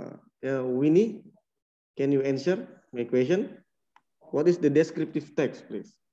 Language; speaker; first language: English; non-native, learner; Indonesian